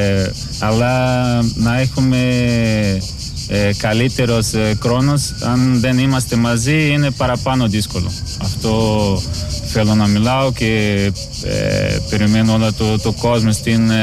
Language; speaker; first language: Greek; non-native, learner; Portuguese